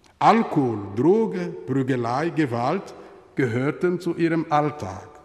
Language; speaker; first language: German; non-native, fluent; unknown